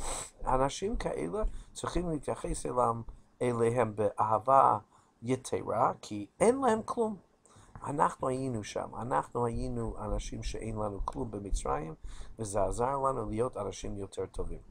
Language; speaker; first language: Hebrew; non-native, fluent; English